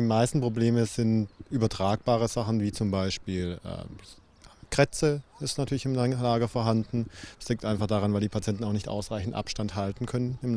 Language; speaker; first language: German; native; German